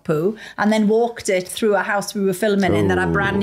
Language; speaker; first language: English; native; English